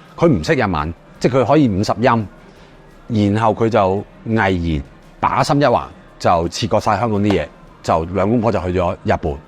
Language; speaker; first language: Cantonese; native; Cantonese